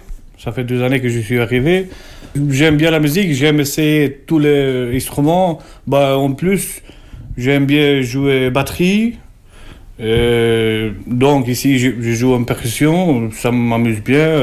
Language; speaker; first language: French; non-native, learner; Albanian